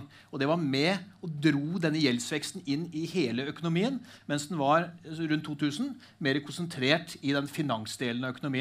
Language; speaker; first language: Norwegian; native; Norwegian